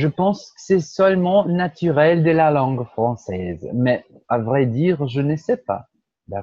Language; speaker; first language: French; non-native, fluent; Portuguese